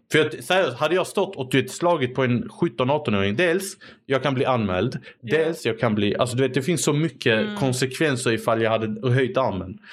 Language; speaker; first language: Swedish; early bilingual, other home language; Arabic